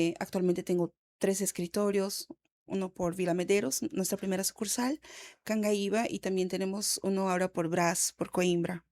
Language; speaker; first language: Spanish; early bilingual, heritage; Spanish